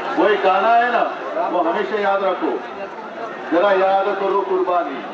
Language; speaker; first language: Hindi; non-native, local second language; Marathi